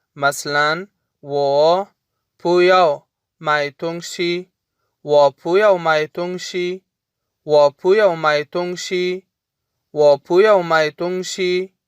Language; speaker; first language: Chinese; non-native, fluent; Urdu